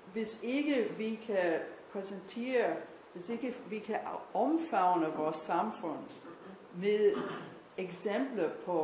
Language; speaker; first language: Danish; non-native, fluent; English